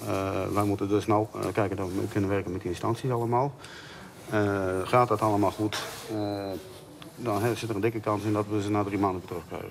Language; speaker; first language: Dutch; native; Dutch